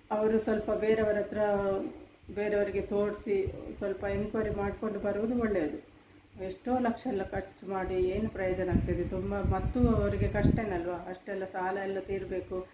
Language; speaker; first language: Kannada; non-native, local second language; Tulu